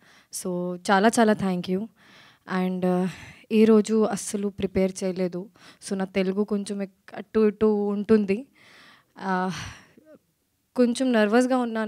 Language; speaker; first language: Telugu; non-native, learner; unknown